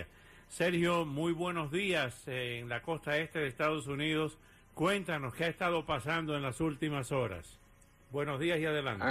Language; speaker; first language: Spanish; native; Spanish